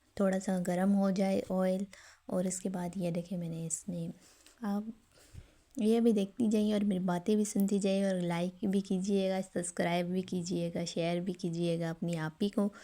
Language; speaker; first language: Urdu; non-native, local second language; Sindhi